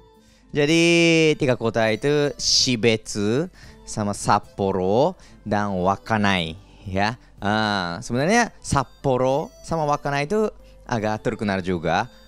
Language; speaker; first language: Indonesian; non-native, fluent; Japanese